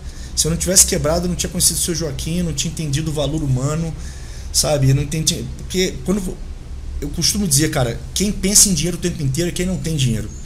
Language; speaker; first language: Portuguese; native; Portuguese